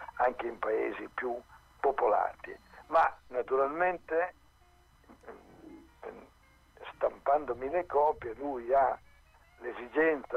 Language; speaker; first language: Italian; native; Italian